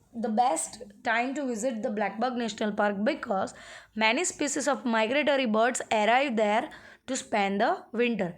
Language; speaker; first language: English; non-native, local second language; Gujarati